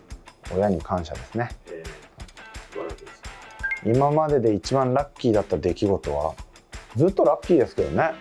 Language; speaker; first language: Japanese; native; Japanese